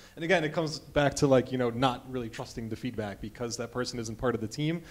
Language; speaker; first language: English; native; English